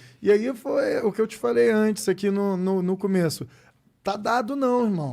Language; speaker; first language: Portuguese; native; Portuguese